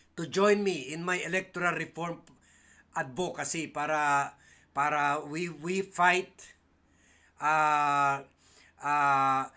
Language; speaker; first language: Filipino; non-native, local second language; Chavacano